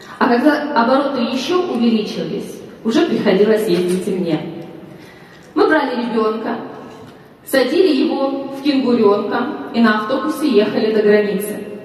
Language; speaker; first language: Russian; native; Russian